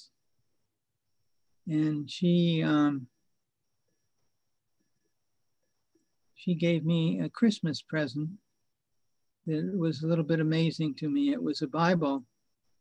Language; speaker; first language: English; native; English